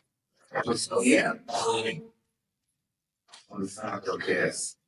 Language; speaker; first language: Spanish; non-native, fluent; Portuguese